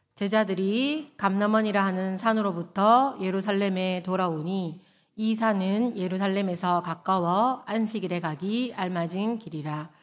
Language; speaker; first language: Korean; native; Korean